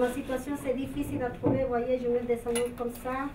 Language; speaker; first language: French; non-native, learner; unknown